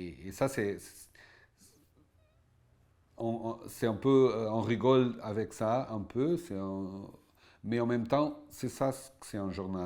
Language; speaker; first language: French; non-native, fluent; Portuguese